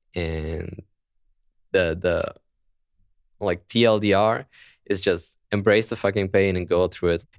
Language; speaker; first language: English; non-native, fluent; German